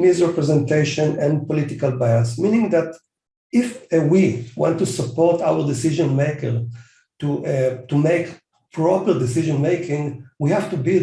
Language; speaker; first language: English; non-native, fluent; Hebrew